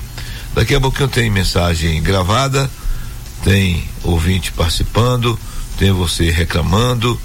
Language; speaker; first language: Portuguese; native; Portuguese